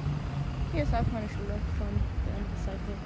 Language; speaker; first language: German; non-native, learner; Swedish